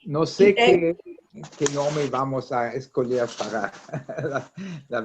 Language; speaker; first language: Portuguese; non-native, learner; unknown